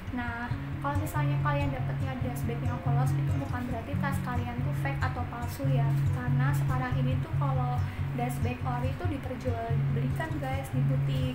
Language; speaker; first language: Indonesian; non-native, local second language; Javanese